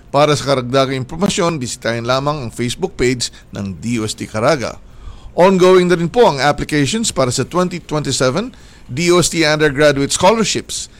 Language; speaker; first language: Filipino; native; Filipino